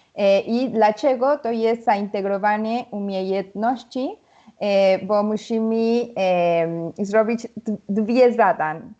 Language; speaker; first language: Polish; non-native, learner; Spanish